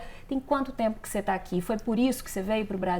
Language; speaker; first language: Portuguese; native; Portuguese